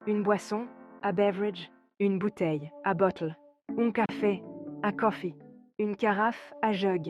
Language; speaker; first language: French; non-native, learner; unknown